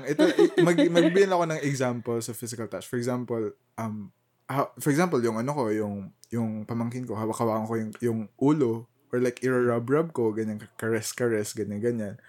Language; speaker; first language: Filipino; native; Filipino